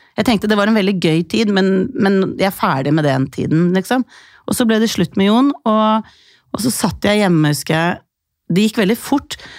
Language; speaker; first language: Norwegian; early bilingual, other home language; Icelandic